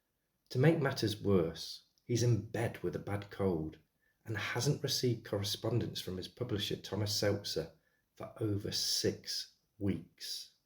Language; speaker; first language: English; native; English